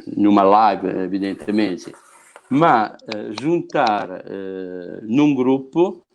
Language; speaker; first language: Portuguese; non-native, fluent; Italian